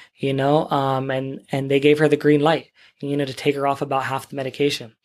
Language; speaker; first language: English; native; English